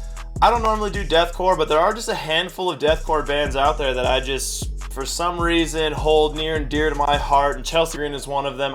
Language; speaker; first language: English; native; English